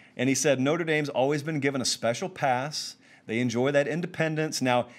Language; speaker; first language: English; native; English